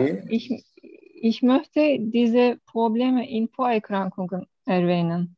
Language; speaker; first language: German; non-native, learner; Turkish